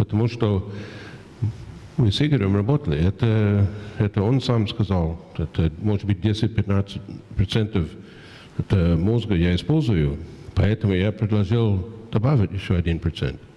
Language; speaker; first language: Russian; non-native, fluent; English